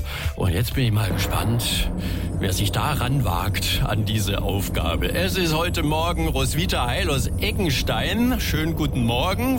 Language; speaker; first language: German; native; German